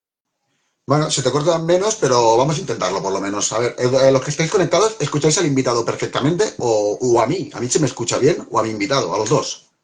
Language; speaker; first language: Spanish; native; Spanish